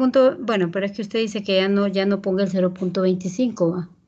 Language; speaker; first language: Spanish; native; Spanish